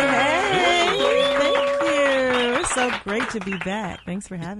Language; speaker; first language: English; native; English